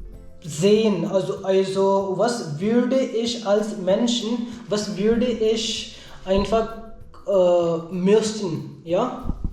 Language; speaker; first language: German; non-native, learner; Hindi